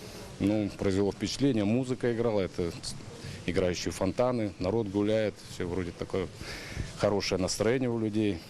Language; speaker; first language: Russian; native; Russian